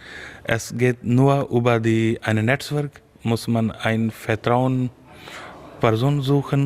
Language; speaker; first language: German; non-native, fluent; Urdu